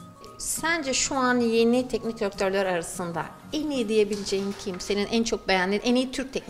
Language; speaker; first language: Turkish; native; Turkish